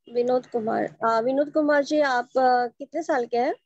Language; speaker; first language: Hindi; native; Hindi